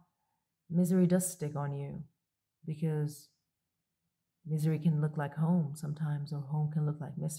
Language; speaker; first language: English; non-native, local second language; Arabic